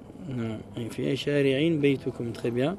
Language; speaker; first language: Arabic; early bilingual, heritage; Arabic